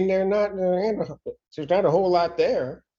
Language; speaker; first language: English; native; English